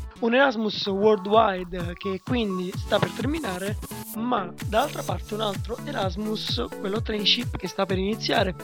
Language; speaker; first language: Italian; native; Italian